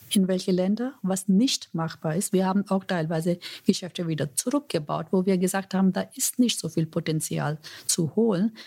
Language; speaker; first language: German; non-native, fluent; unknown